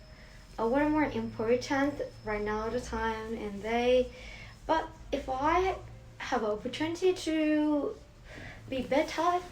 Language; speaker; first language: English; non-native, learner; Japanese